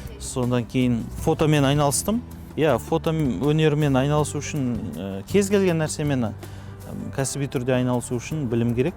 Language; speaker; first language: Kazakh; non-native, local second language; Russian